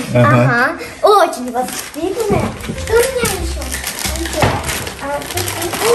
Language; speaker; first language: Russian; early bilingual, heritage; Russian